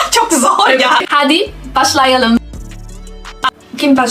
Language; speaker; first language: Turkish; non-native, learner; Chinese